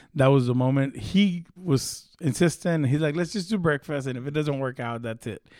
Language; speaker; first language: English; early bilingual, other home language; Spanish